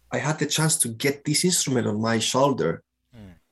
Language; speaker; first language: English; non-native, fluent; Greek